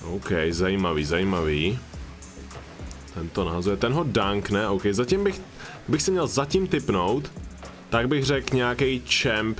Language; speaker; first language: Czech; native; Czech